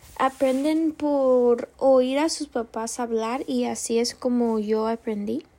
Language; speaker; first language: Spanish; early bilingual, heritage; Spanish